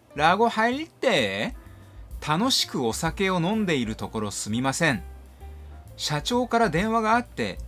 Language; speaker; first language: Korean; non-native, fluent; Japanese